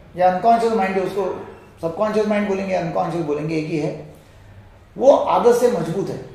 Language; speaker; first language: Hindi; non-native, local second language; Marathi